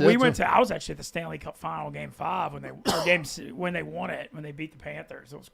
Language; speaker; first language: English; native; English